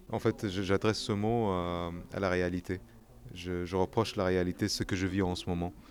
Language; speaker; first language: French; non-native, fluent; Arabic